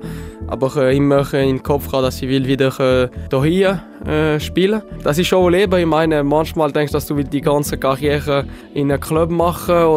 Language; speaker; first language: German; non-native, local second language; French